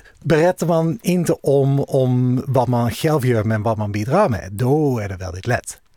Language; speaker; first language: Swedish; non-native, fluent; Dutch